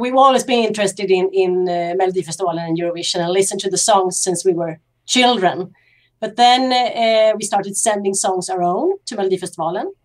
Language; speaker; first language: English; non-native, fluent; Swedish